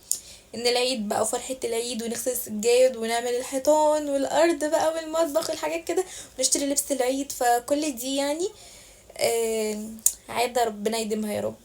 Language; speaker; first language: Arabic; native; Arabic